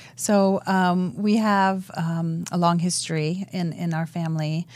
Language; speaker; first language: English; early bilingual, other home language; Romanian